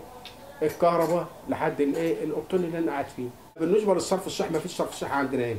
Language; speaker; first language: Arabic; native; Arabic